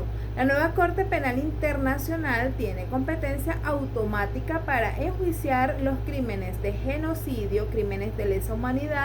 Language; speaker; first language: Spanish; native; Spanish